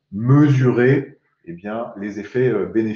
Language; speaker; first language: French; native; French